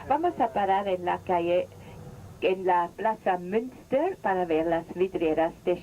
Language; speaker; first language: Spanish; non-native, fluent; German